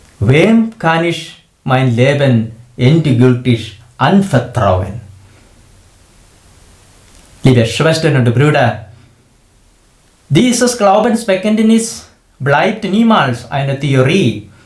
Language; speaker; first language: German; non-native, fluent; Malayalam